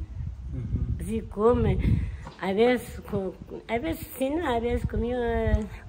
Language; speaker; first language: Spanish; non-native, local second language; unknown